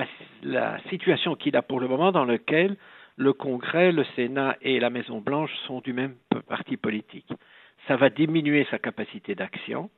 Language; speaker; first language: French; native; French